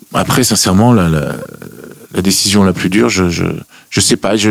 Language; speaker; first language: French; native; French